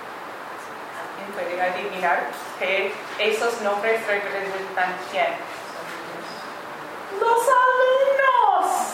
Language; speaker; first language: Spanish; non-native, fluent; English